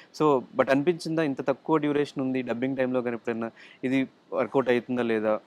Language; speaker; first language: Telugu; native; Telugu